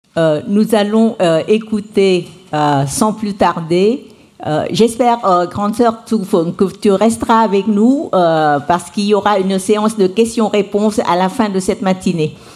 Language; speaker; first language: French; non-native, fluent; Vietnamese